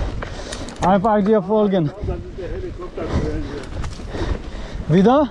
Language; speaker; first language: German; non-native, learner; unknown